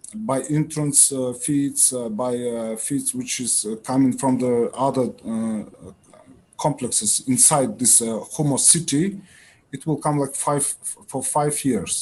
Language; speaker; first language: English; non-native, learner; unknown